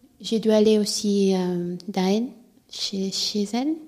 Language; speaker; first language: French; non-native, learner; Italian